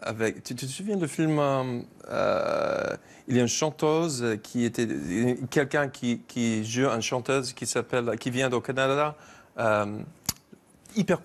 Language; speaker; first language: French; non-native, learner; English